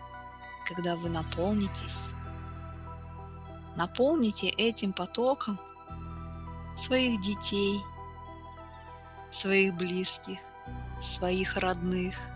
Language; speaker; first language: Russian; native; Russian